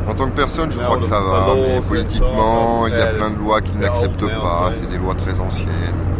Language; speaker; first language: French; non-native, local second language; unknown